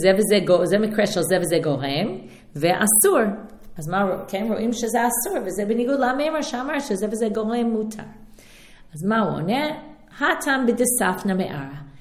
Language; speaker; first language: Hebrew; non-native, fluent; English